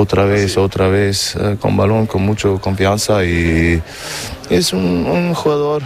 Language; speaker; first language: Spanish; non-native, fluent; German